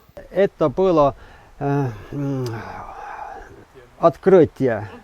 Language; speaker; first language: Russian; non-native, learner; Estonian